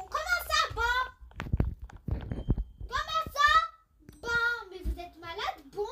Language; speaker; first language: French; native; French